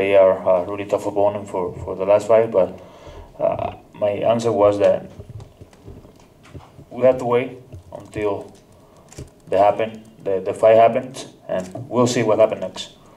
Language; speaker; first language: English; non-native, fluent; Spanish